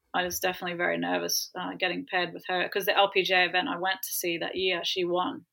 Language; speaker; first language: English; native; English